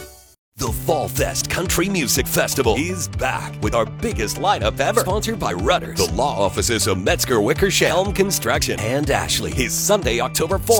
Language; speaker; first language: English; native; English